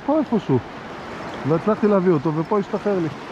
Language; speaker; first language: Hebrew; native; Hebrew